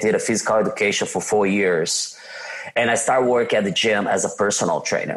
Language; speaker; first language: English; non-native, fluent; Portuguese